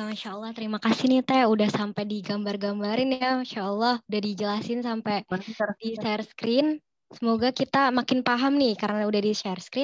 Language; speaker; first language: Indonesian; native; Indonesian